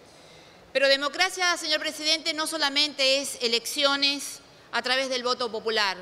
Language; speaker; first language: Spanish; native; Spanish